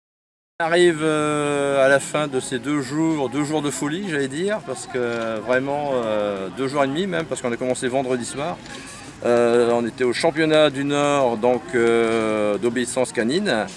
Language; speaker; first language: French; native; French